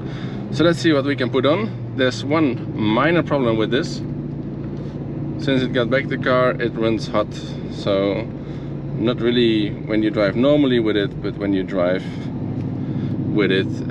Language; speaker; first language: English; non-native, fluent; Dutch